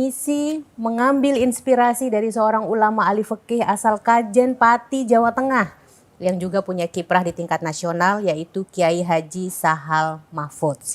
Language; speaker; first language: Indonesian; native; Indonesian